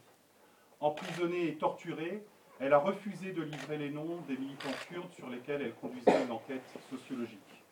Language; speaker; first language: French; native; French